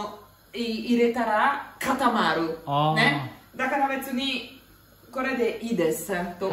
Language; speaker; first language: Japanese; non-native, learner; Italian